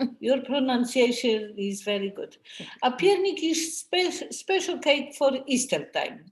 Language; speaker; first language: English; non-native, learner; Polish